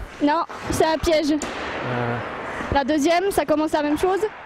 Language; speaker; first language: French; native; French